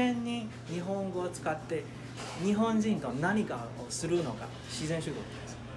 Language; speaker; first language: Japanese; non-native, fluent; Chinese